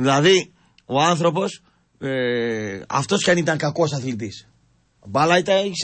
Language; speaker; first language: Greek; native; Greek